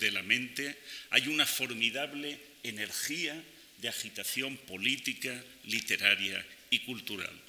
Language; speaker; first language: Spanish; native; Spanish